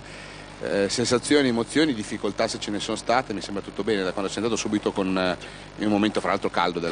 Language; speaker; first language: Italian; native; Italian